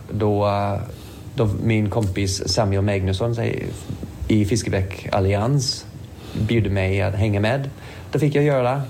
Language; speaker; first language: Swedish; non-native, fluent; English